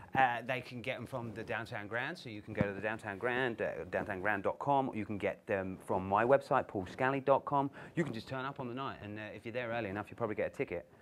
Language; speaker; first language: English; native; English